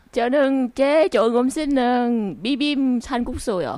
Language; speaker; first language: Korean; non-native, learner; Vietnamese